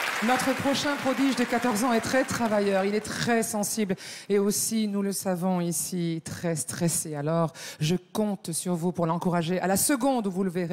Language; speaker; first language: French; native; French